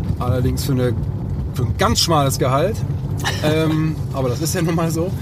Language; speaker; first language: German; early bilingual, other home language; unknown